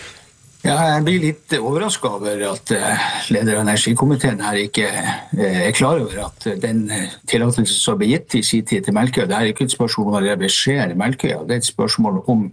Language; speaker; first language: Norwegian; native; Norwegian